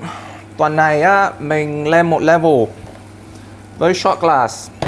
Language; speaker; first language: Vietnamese; early bilingual, heritage; Vietnamese